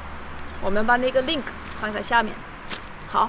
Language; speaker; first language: Chinese; early bilingual, heritage; Chinese